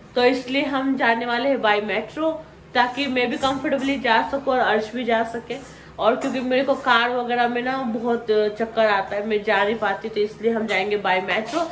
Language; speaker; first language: Hindi; non-native, local second language; Bangla